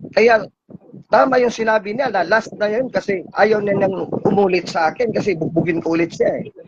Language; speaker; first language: Filipino; non-native, local second language; Cebuano